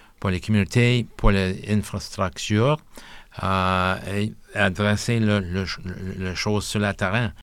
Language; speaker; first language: French; non-native, local second language; English